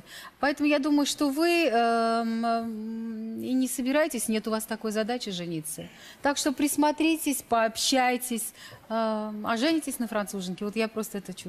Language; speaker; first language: Russian; native; Russian